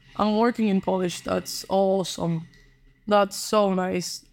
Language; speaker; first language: English; non-native, fluent; Polish